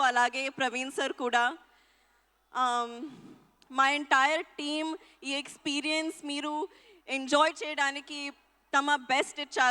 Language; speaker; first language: Telugu; non-native, local second language; Hindi